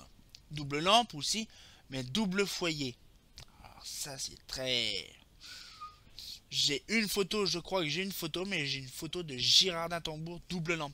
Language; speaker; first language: French; native; French